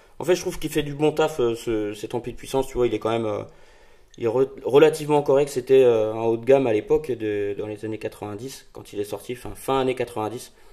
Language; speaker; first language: French; native; French